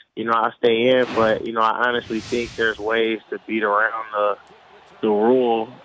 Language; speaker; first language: English; native; English